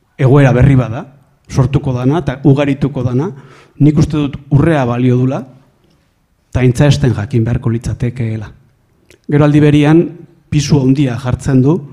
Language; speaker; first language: Basque; non-native, local second language; Spanish